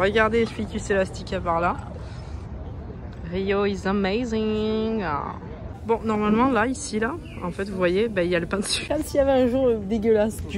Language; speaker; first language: French; native; French